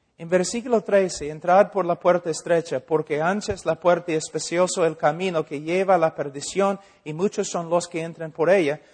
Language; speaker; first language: Spanish; non-native, fluent; English